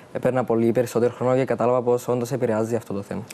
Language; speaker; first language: Greek; early bilingual, other home language; Arabic